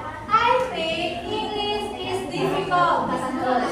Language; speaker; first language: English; non-native, fluent; Indonesian